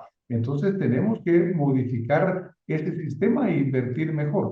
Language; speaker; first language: Spanish; native; Spanish